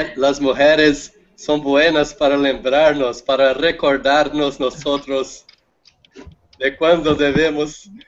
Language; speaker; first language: Spanish; non-native, learner; Portuguese